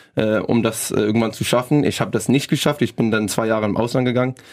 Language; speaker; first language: German; non-native, fluent; English